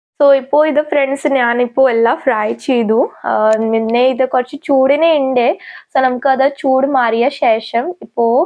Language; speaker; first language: Malayalam; non-native, local second language; Hindi